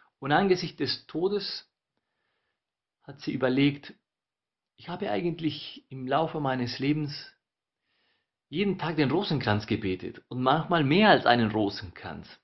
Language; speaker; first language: German; non-native, fluent; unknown